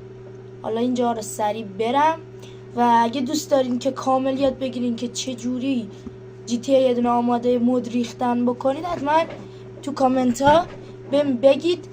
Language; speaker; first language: Persian; native; Persian